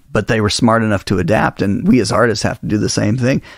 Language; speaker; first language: English; native; English